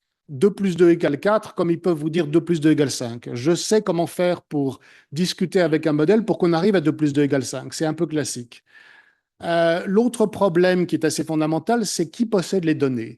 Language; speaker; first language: French; native; French